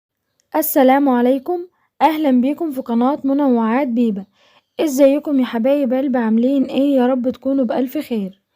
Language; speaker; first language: Arabic; native; Arabic